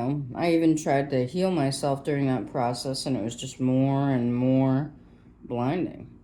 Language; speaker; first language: English; native; English